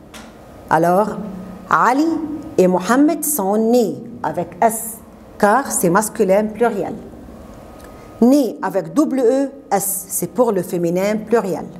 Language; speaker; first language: French; non-native, fluent; Arabic